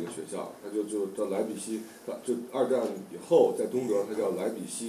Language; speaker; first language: German; non-native, fluent; Chinese